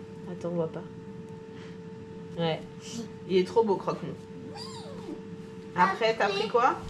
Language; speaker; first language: French; native; French